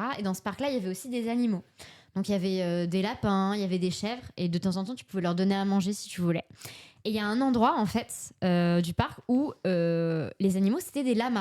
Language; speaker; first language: French; native; French